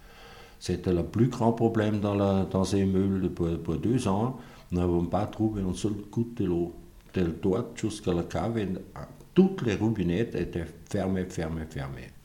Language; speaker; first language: French; non-native, fluent; German